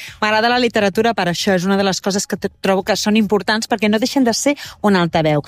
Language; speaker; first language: Catalan; native; Catalan